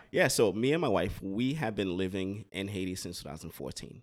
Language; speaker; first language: English; early bilingual, other home language; Haitian Creole